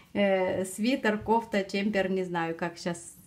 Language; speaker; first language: Russian; non-native, fluent; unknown